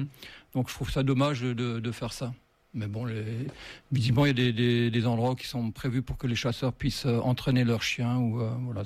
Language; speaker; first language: French; native; French